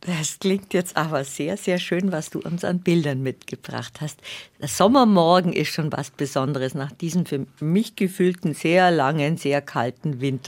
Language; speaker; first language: German; native; German